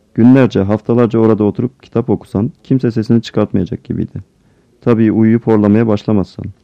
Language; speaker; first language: Turkish; native; Turkish